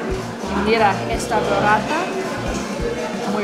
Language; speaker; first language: Spanish; non-native, fluent; English